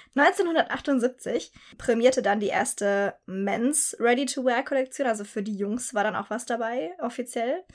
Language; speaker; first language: German; native; German